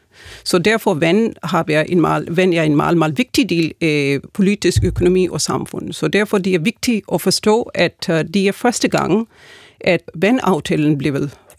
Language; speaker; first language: Danish; non-native, fluent; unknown